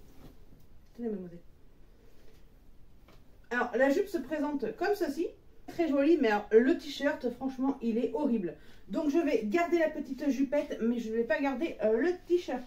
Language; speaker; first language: French; native; French